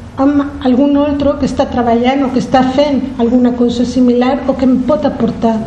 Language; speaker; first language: Catalan; non-native, local second language; Spanish